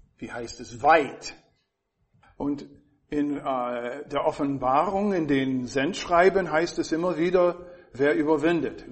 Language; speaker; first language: German; non-native, fluent; English